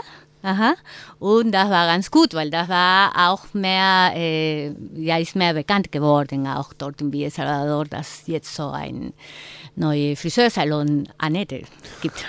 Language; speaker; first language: German; non-native, fluent; Spanish